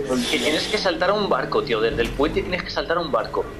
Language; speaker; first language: Spanish; native; Spanish